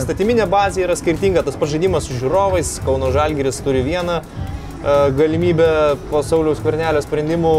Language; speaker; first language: Lithuanian; native; Lithuanian